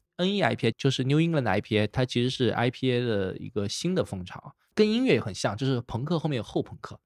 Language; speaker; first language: Chinese; native; Chinese